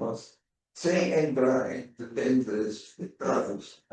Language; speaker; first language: Portuguese; early bilingual, other home language; German